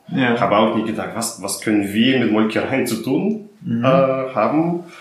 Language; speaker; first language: German; non-native, fluent; Russian